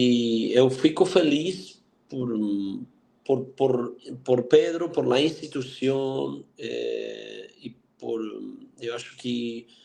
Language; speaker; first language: Portuguese; non-native, fluent; Spanish